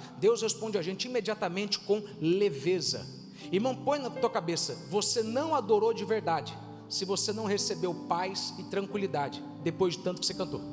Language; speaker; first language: Portuguese; native; Portuguese